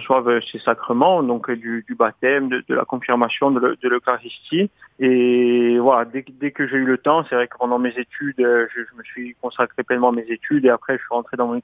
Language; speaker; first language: French; native; French